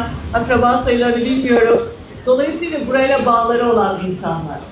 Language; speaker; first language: Turkish; native; Turkish